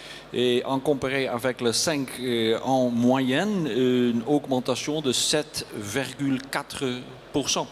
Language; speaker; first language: French; non-native, learner; Dutch